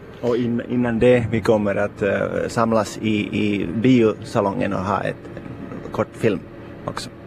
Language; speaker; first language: Swedish; non-native, local second language; Finnish